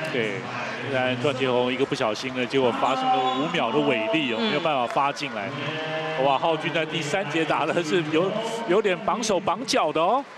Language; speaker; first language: Chinese; native; Chinese